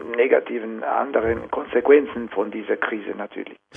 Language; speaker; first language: German; non-native, fluent; Italian